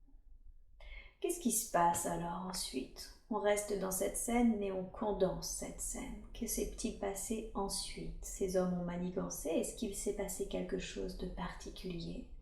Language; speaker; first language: French; native; French